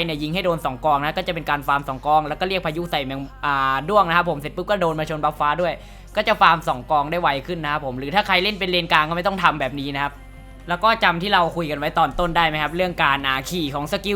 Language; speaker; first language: Thai; native; Thai